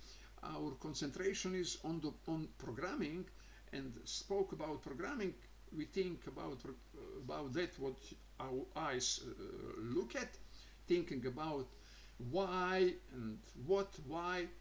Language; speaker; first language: English; non-native, learner; Croatian